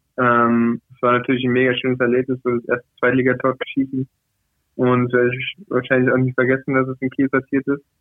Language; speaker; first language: German; early bilingual, other home language; Portuguese